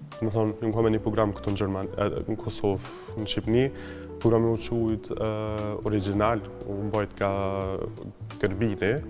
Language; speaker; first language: Albanian; early bilingual, heritage; Albanian